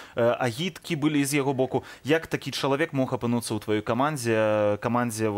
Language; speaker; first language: Belarusian; native; Belarusian